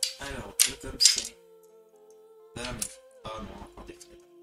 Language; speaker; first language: French; native; French